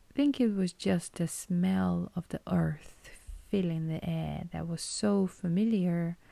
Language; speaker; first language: English; non-native, fluent; Romanian